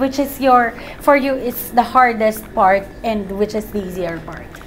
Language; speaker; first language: English; non-native, local second language; Filipino